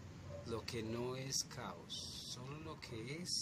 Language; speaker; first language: Spanish; native; Spanish